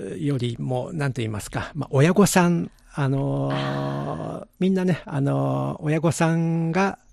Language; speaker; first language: Japanese; native; Japanese